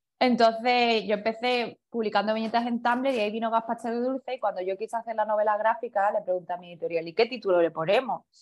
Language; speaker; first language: Spanish; early bilingual, other home language; Chinese